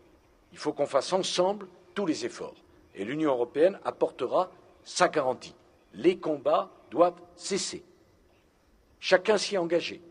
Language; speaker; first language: French; native; French